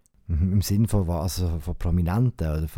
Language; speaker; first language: German; native; German